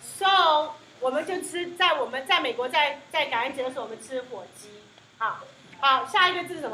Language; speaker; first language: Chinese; early bilingual, heritage; Chinese